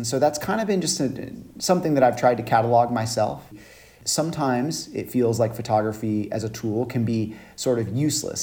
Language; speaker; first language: English; native; English